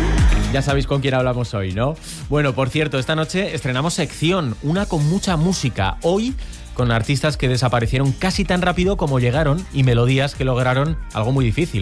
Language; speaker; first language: Spanish; native; Spanish